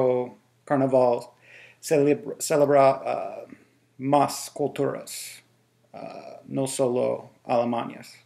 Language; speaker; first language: Spanish; non-native, learner; English